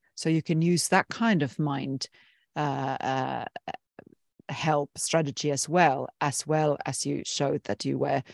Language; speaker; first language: English; non-native, fluent; Finnish